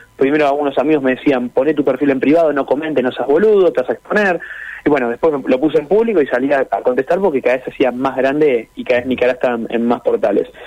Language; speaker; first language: Spanish; native; Spanish